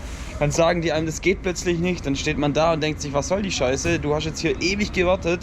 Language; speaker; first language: German; native; German